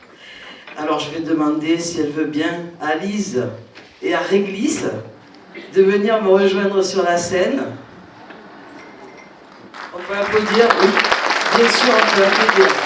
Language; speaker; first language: French; native; French